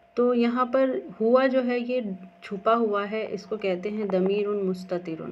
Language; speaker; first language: Hindi; native; Hindi